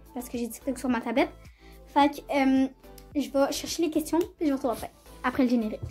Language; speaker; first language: French; native; French